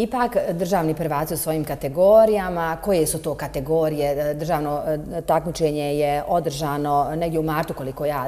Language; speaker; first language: Serbian; native; Serbian